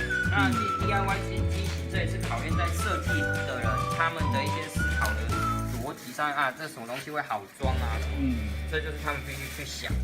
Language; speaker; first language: Chinese; native; Chinese